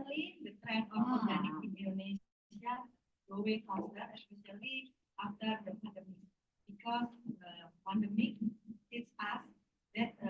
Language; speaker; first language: English; non-native, learner; Indonesian